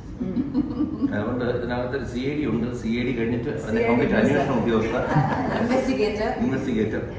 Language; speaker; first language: Malayalam; native; Malayalam